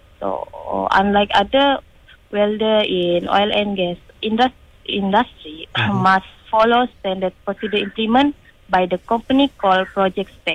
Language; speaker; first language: English; non-native, local second language; Malay